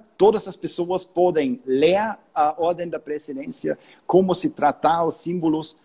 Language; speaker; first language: Portuguese; non-native, fluent; German